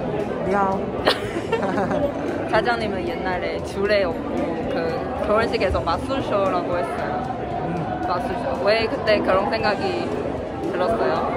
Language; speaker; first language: Korean; non-native, fluent; Chinese